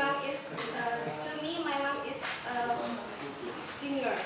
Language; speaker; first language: English; non-native, learner; Indonesian